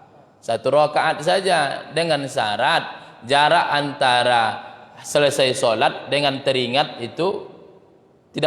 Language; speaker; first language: Indonesian; native; Indonesian